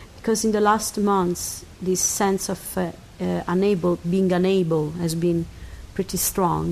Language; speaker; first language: English; non-native, learner; Italian